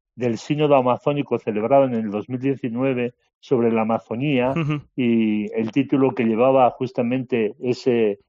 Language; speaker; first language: Spanish; native; Spanish